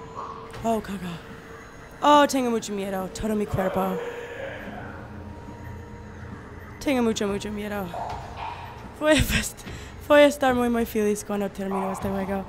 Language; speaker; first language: Spanish; non-native, learner; English